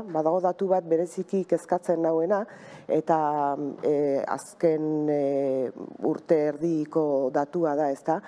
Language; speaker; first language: Basque; native; Basque